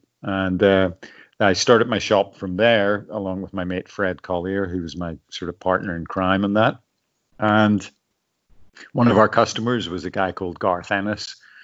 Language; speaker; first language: English; native; English